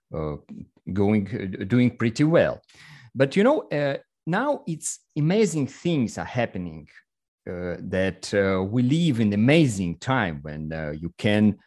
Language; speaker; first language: English; non-native, learner; Russian